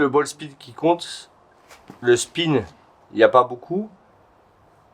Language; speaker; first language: French; native; French